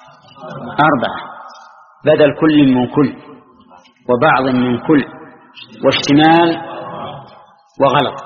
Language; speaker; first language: Arabic; native; Arabic